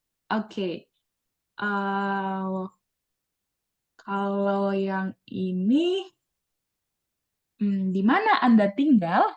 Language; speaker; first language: Indonesian; non-native, fluent; English